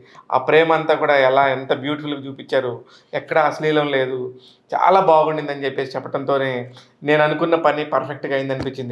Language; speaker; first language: Telugu; native; Telugu